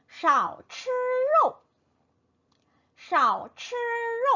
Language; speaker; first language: Chinese; non-native, fluent; Korean